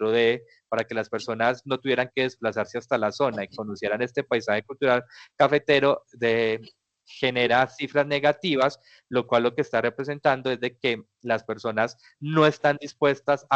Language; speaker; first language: Spanish; native; Spanish